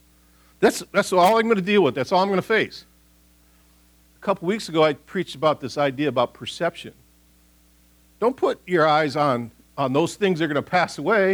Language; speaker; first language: English; native; English